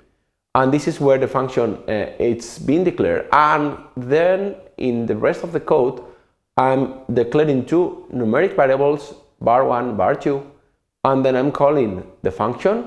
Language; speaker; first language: English; non-native, fluent; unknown